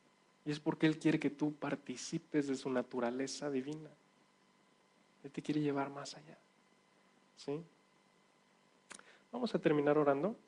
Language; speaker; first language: Spanish; native; Spanish